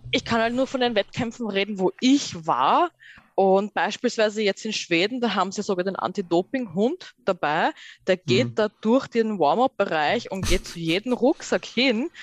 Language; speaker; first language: German; early bilingual, other home language; Persian